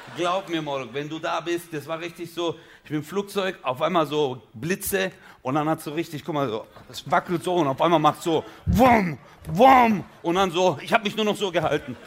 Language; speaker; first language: German; early bilingual, other home language; Turkish